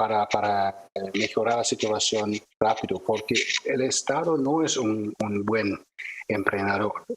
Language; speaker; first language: Spanish; non-native, fluent; German